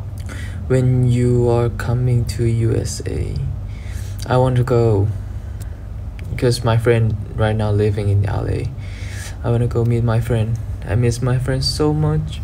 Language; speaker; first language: English; non-native, learner; Thai